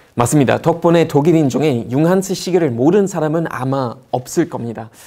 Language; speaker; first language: Korean; non-native, fluent; German